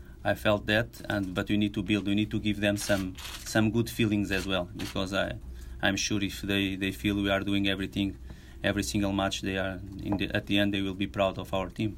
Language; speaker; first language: English; non-native, fluent; Portuguese